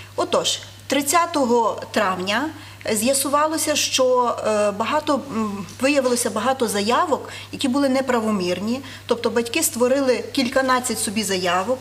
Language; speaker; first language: Ukrainian; native; Ukrainian